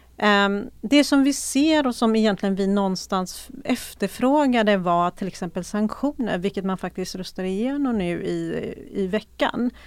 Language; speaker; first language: Swedish; early bilingual, other home language; Persian